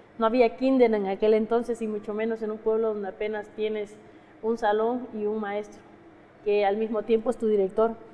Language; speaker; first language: Spanish; non-native, local second language; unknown